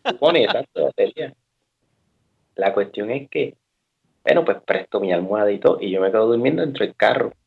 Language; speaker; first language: Spanish; native; Spanish